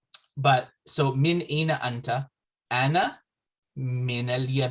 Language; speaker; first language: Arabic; non-native, fluent; English